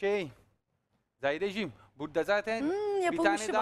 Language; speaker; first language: Turkish; non-native, learner; Italian